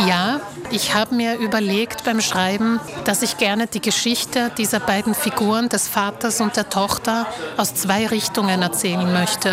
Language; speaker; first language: German; early bilingual, other home language; Slovak